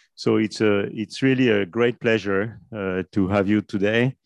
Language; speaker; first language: English; non-native, fluent; French